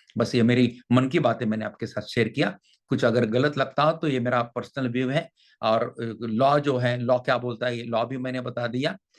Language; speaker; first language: Hindi; non-native, local second language; Marathi